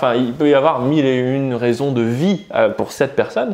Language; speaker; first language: French; native; French